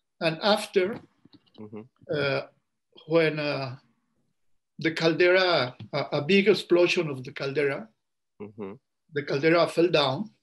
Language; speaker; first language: English; non-native, learner; Spanish